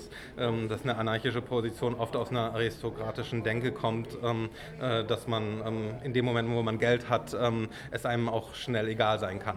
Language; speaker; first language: German; native; German